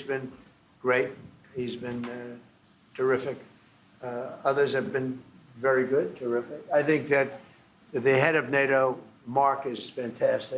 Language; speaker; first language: English; native; English